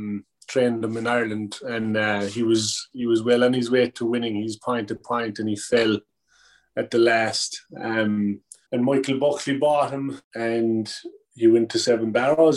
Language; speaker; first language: English; native; English